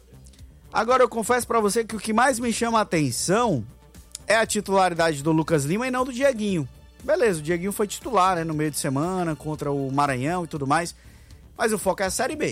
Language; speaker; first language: Portuguese; native; Portuguese